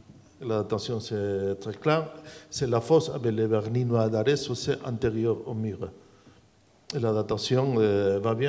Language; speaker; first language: French; non-native, learner; Spanish